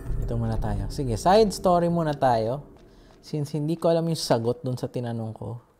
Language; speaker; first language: Filipino; native; Filipino